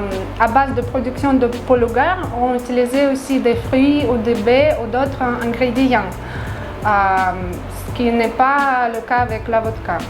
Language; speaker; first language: French; non-native, fluent; Russian